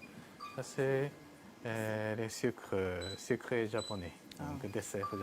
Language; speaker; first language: French; non-native, fluent; Japanese